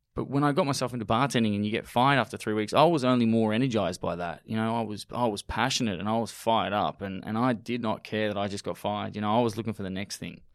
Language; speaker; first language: English; native; English